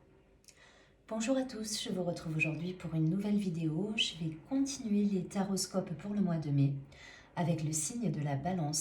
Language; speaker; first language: French; native; French